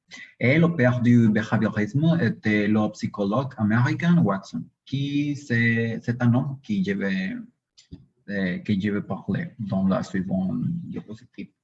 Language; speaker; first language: French; non-native, learner; Spanish